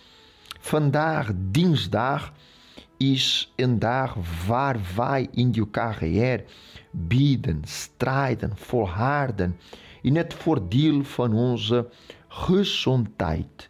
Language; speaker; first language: Dutch; non-native, local second language; Portuguese